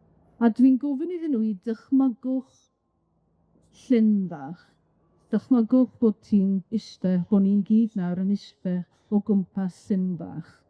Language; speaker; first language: Welsh; non-native, local second language; English